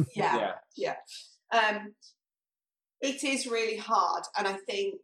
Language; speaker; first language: English; native; English